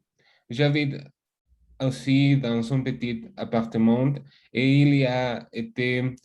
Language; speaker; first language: French; non-native, learner; Spanish